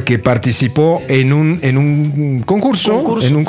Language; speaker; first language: Spanish; native; Spanish